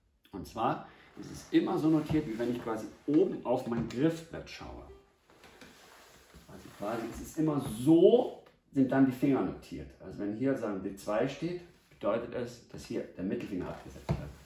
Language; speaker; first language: German; native; German